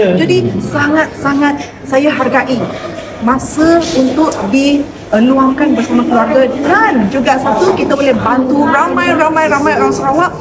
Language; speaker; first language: Malay; non-native, local second language; Chinese